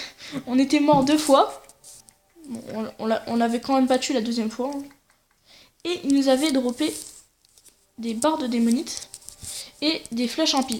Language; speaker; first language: French; native; French